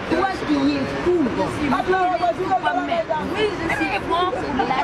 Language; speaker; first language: French; non-native, learner; Wolof